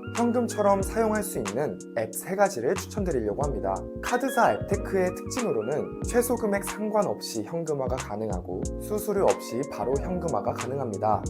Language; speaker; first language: Korean; native; Korean